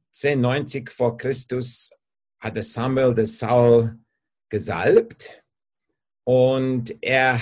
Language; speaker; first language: German; non-native, fluent; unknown